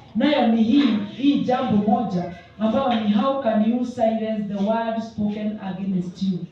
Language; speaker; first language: English; non-native, local second language; Swahili